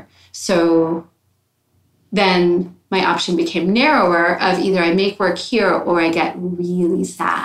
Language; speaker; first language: English; native; English